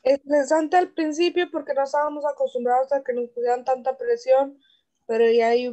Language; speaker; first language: Spanish; native; Spanish